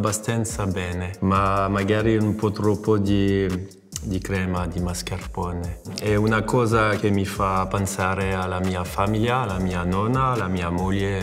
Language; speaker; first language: Italian; non-native, fluent; French